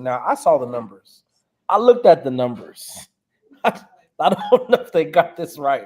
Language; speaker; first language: English; native; English